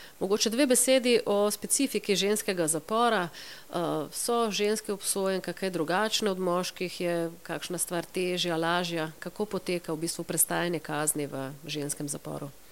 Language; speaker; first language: Slovenian; native; Slovenian